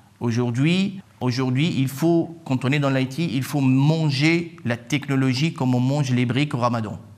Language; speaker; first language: French; non-native, local second language; Arabic